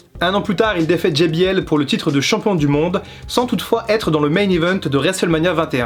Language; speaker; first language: French; native; French